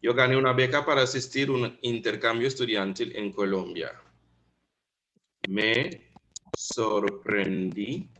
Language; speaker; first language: Spanish; non-native, fluent; English